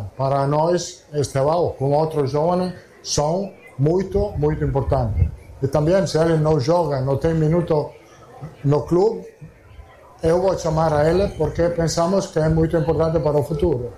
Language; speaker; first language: Portuguese; non-native, fluent; Italian